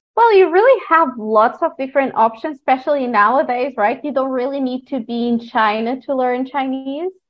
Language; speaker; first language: English; non-native, fluent; Portuguese